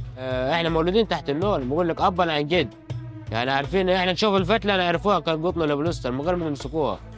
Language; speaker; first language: Egyptian Arabic; native; Egyptian Arabic